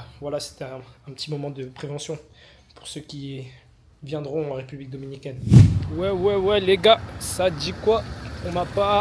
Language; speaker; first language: French; native; French